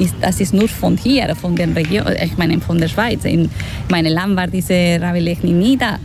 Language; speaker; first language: German; non-native, fluent; Spanish